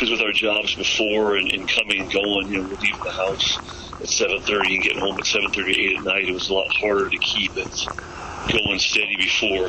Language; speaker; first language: English; native; English